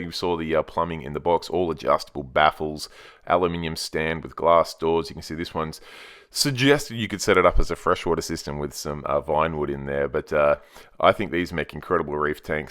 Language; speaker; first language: English; native; English